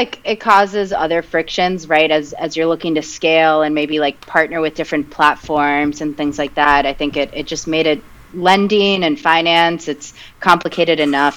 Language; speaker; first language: English; early bilingual, other home language; Spanish